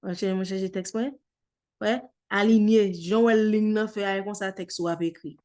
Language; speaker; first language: French; non-native, learner; Haitian Creole